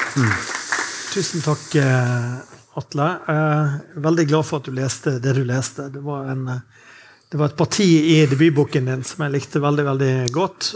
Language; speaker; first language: Norwegian; native; Norwegian